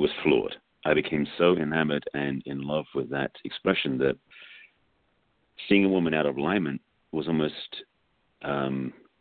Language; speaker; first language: English; native; English